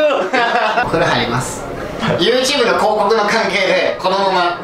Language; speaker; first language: Japanese; native; Japanese